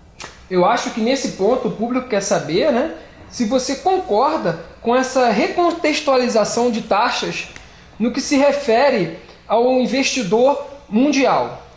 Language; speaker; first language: Portuguese; native; Portuguese